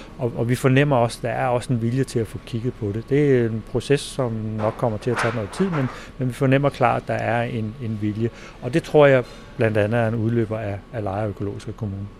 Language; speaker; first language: Danish; native; Danish